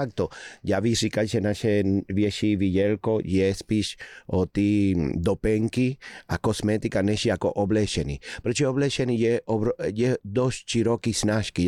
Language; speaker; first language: Czech; non-native, fluent; Spanish